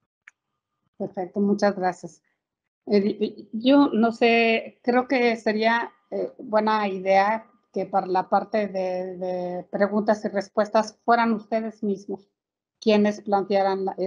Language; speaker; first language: Spanish; native; Spanish